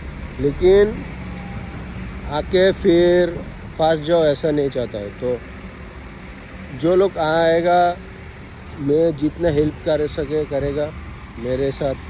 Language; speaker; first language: Hindi; non-native, learner; Bangla